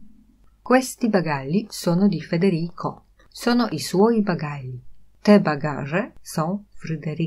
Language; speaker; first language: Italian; non-native, fluent; Polish